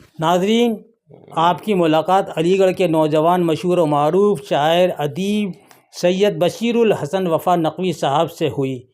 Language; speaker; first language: Urdu; native; Urdu